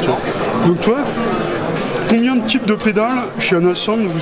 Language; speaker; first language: French; native; French